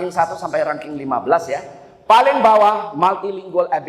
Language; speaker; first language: Indonesian; native; Indonesian